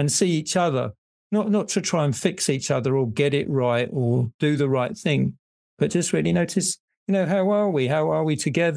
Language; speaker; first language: English; native; English